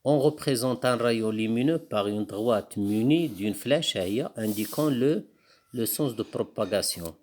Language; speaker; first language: French; non-native, local second language; Arabic